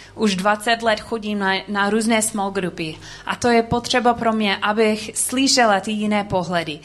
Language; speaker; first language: Czech; non-native, learner; English